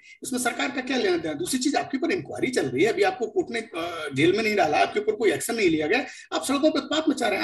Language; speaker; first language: Hindi; native; Hindi